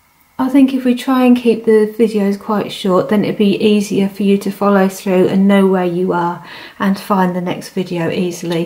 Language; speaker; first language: English; native; English